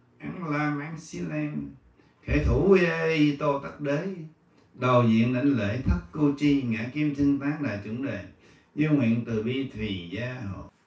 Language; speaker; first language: Vietnamese; native; Vietnamese